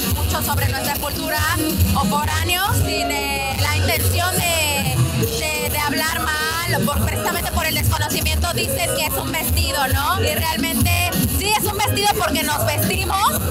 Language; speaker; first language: Spanish; native; Spanish